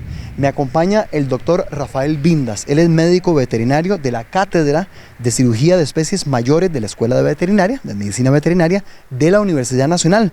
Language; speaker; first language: Spanish; native; Spanish